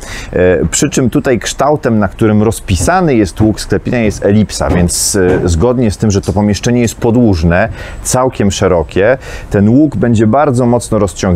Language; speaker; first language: Polish; native; Polish